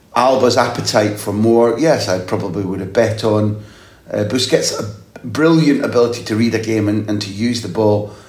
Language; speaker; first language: English; native; English